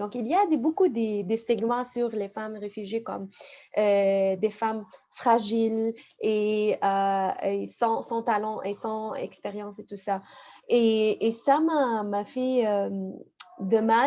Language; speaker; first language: French; non-native, fluent; Arabic